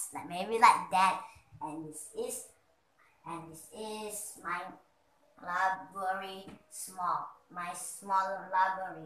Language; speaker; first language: English; non-native, learner; Indonesian